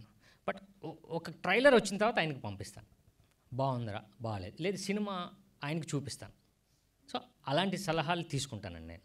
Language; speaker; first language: Telugu; native; Telugu